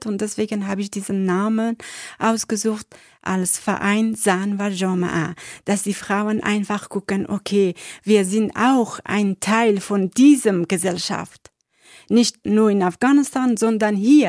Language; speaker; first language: German; non-native, learner; Persian